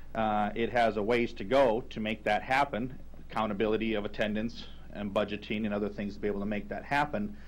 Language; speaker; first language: English; native; English